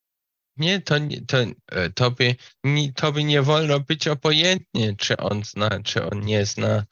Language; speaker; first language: Polish; non-native, learner; Slovak